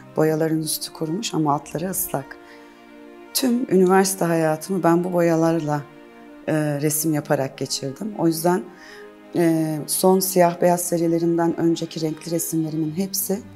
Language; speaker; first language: Turkish; native; Turkish